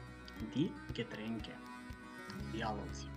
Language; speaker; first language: German; non-native, fluent; Macedonian